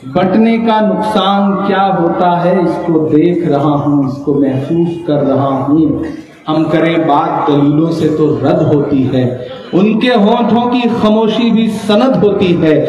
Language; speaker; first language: Hindi; native; Hindi